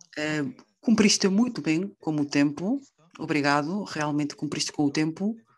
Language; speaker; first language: Portuguese; native; Portuguese